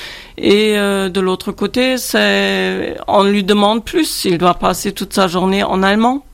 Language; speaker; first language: French; non-native, fluent; German